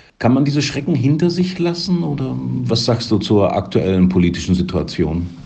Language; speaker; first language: German; native; German